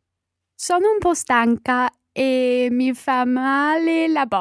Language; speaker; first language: Italian; non-native, learner; English